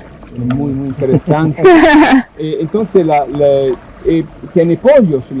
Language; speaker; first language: Spanish; non-native, learner; Italian